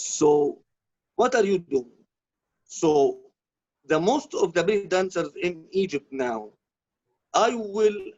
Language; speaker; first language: English; non-native, learner; Arabic